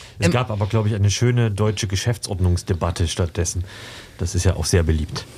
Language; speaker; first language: German; native; German